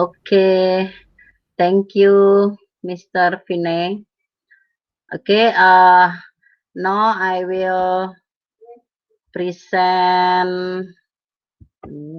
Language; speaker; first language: English; non-native, fluent; Indonesian